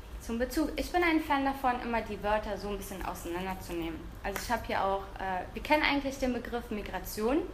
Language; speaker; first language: German; early bilingual, other home language; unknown